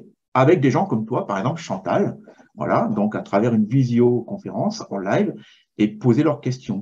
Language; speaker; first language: French; native; French